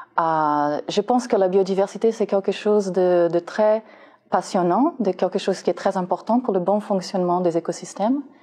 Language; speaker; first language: French; non-native, fluent; Portuguese